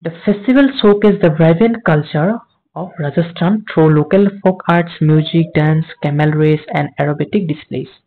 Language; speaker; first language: English; non-native, local second language; Assamese